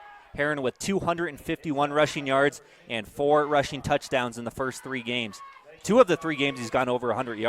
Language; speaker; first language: English; native; English